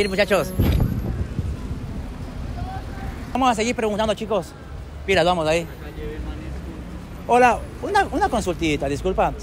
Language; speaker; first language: Spanish; native; Spanish